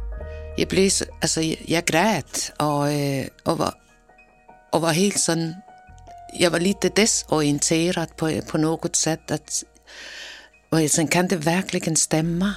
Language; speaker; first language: Swedish; non-native, fluent; Kalaallisut